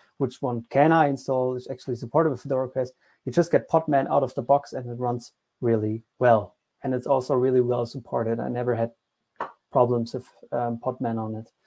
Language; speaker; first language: English; non-native, fluent; German